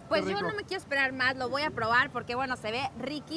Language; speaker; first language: Spanish; native; Spanish